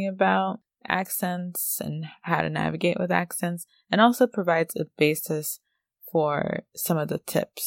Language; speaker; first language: English; native; English